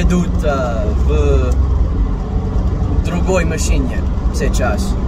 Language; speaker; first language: Russian; non-native, learner; English